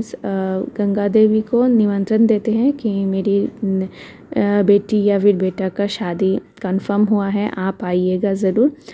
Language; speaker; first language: Hindi; non-native, local second language; Bangla